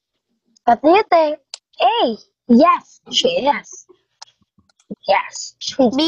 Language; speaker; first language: English; non-native, fluent; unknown